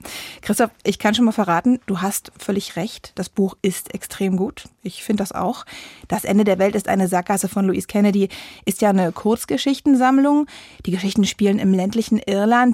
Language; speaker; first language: German; native; German